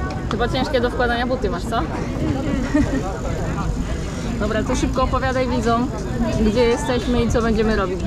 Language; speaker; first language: Polish; native; Polish